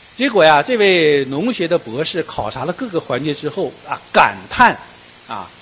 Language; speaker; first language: Chinese; native; Chinese